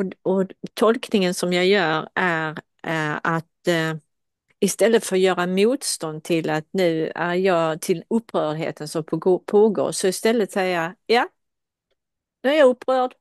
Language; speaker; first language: Swedish; non-native, fluent; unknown